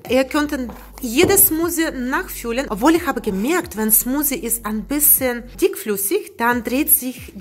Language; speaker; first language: German; non-native, learner; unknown